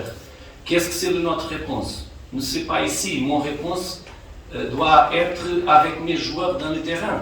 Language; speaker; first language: French; non-native, fluent; Portuguese